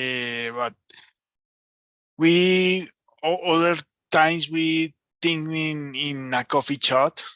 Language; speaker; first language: English; non-native, learner; Spanish